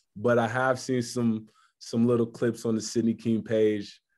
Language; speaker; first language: English; native; English